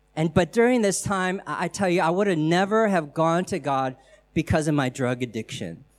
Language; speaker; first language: English; native; English